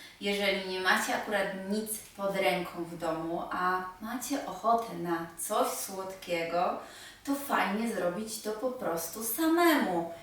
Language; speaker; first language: Polish; native; Polish